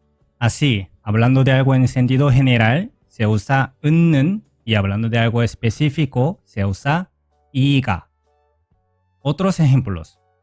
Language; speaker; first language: Spanish; non-native, fluent; Korean